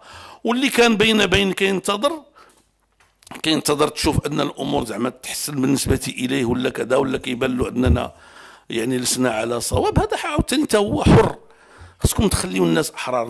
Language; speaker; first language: Arabic; native; Arabic